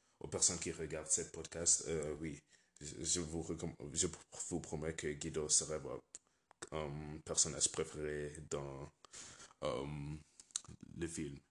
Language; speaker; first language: French; non-native, learner; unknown